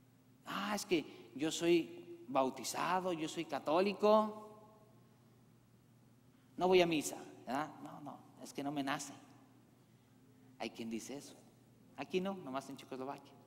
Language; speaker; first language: Spanish; native; Spanish